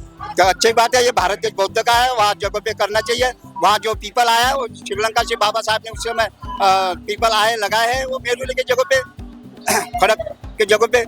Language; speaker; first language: Hindi; native; Hindi